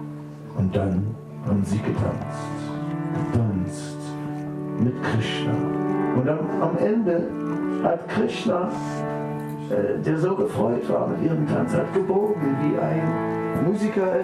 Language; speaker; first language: German; non-native, fluent; Dutch